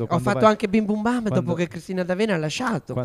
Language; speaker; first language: Italian; native; Italian